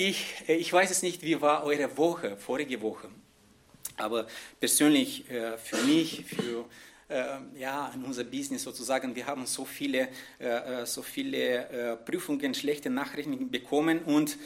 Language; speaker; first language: German; non-native, fluent; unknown